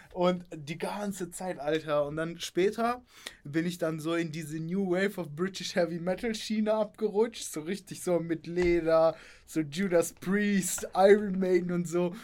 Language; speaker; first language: German; early bilingual, other home language; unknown